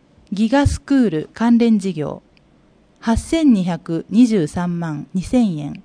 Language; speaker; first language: Japanese; native; Japanese